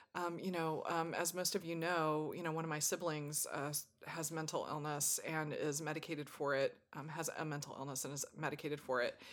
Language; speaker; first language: English; native; English